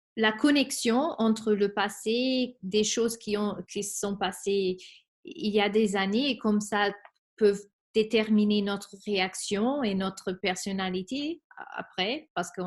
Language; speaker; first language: French; non-native, fluent; Spanish